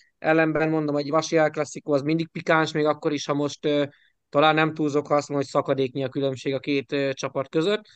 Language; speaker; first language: Hungarian; native; Hungarian